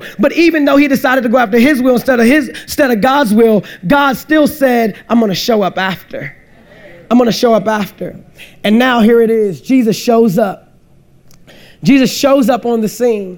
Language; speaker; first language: English; native; English